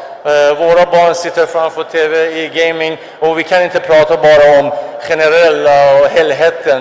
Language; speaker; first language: Swedish; non-native, fluent; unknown